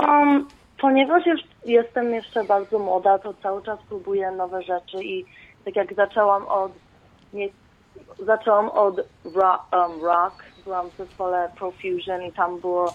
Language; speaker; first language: Polish; early bilingual, heritage; Polish